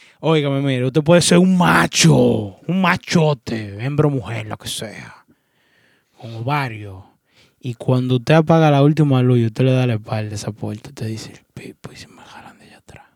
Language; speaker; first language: Spanish; native; Spanish